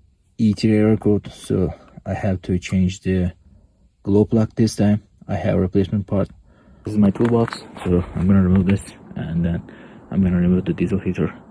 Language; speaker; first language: English; non-native, fluent; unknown